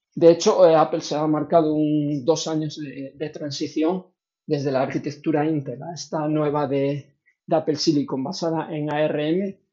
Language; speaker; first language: Spanish; native; Spanish